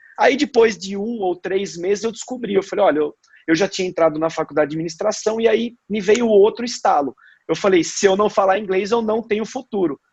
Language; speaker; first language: Portuguese; native; Portuguese